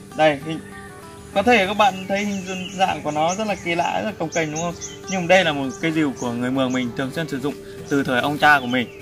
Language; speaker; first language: Vietnamese; non-native, local second language; Muong